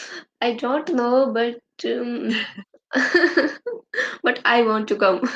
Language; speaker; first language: English; non-native, learner; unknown